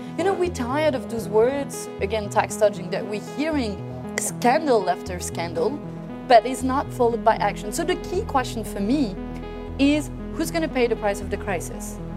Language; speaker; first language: English; non-native, fluent; French